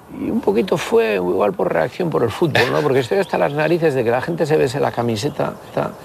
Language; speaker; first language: Spanish; native; Spanish